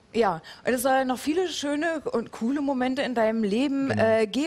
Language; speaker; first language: German; native; German